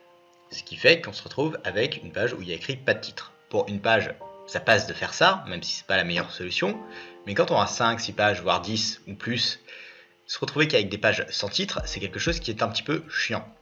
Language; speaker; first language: French; native; French